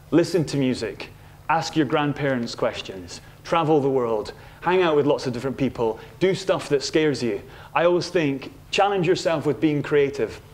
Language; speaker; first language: English; native; English